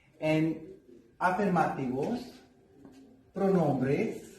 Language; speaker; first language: Spanish; non-native, learner; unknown